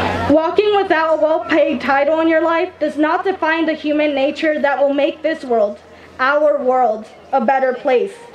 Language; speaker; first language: English; early bilingual, other home language; Spanish